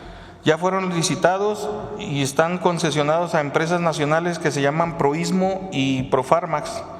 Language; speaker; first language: Spanish; native; Spanish